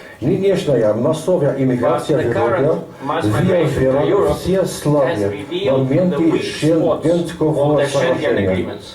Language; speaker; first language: Russian; non-native, learner; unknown